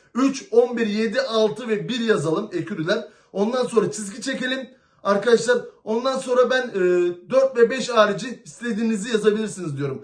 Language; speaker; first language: Turkish; native; Turkish